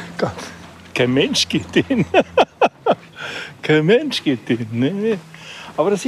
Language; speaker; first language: German; native; German